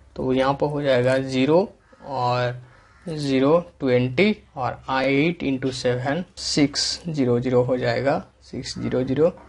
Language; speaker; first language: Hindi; non-native, local second language; Bangla